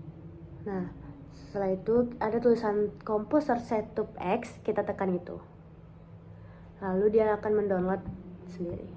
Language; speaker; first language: Indonesian; native; Indonesian